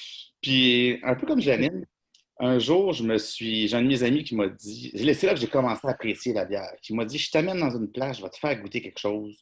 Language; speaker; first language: French; native; French